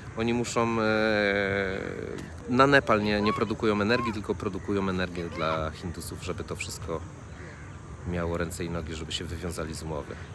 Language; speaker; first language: Polish; native; Polish